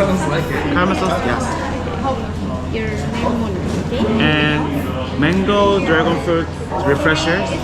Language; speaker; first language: English; non-native, learner; Korean